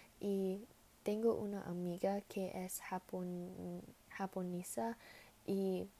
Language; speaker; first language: Spanish; non-native, learner; English